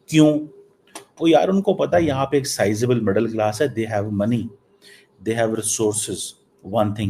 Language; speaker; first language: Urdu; non-native, local second language; Punjabi